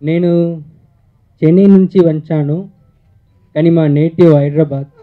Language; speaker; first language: Telugu; early bilingual, heritage; Telugu